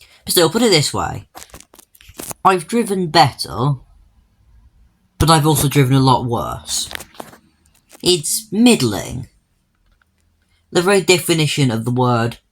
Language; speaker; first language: English; native; English